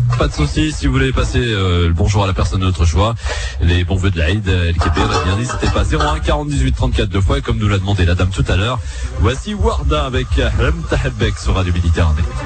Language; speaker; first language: French; native; French